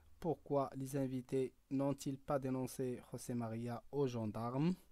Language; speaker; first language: French; non-native, learner; Arabic